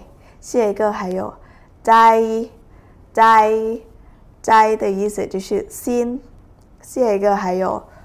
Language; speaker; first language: Chinese; non-native, fluent; Thai